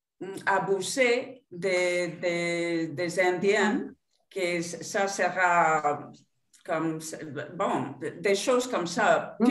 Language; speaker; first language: French; non-native, fluent; Spanish